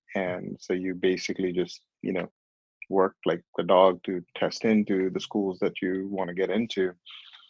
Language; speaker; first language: English; non-native, local second language; Hindi